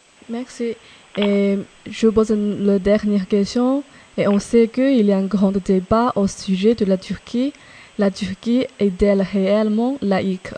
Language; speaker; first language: French; non-native, fluent; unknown